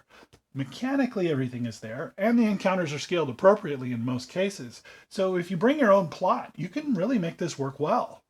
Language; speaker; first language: English; native; English